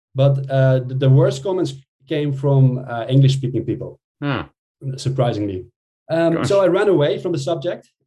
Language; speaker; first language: English; non-native, fluent; Dutch